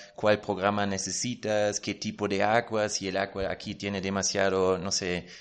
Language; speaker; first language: Spanish; non-native, fluent; German